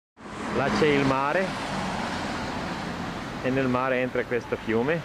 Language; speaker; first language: Italian; non-native, learner; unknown